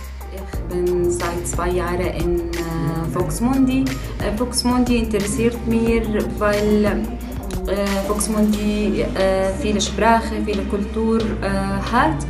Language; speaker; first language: German; non-native, learner; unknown